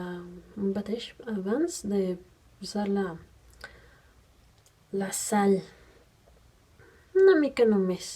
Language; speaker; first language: Catalan; non-native, fluent; Spanish